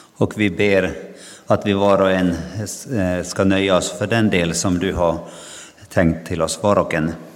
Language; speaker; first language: Swedish; non-native, local second language; Finnish